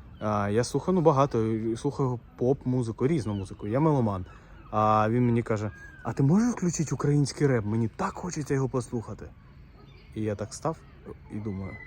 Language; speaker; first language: Ukrainian; non-native, local second language; Russian